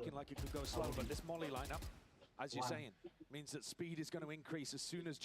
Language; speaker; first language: English; native; English